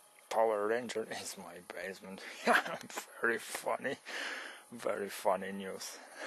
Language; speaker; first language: English; non-native, learner; Polish